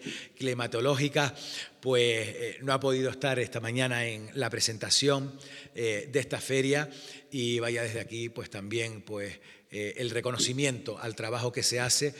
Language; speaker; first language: Spanish; native; Spanish